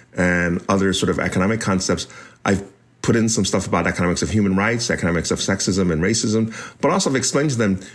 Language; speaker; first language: English; native; English